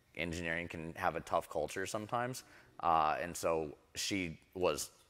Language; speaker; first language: English; native; English